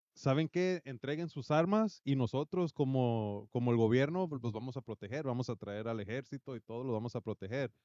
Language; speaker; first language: Spanish; early bilingual, heritage; Spanish